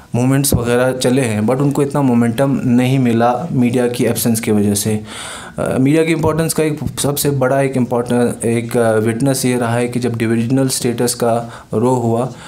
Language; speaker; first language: Hindi; non-native, local second language; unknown